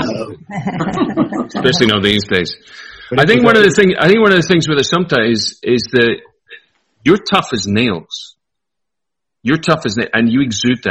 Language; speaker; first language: English; native; English